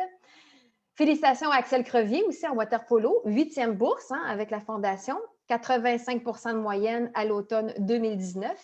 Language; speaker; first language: French; native; French